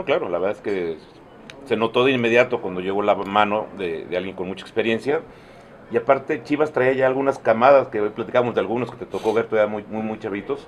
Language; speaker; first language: Spanish; native; Spanish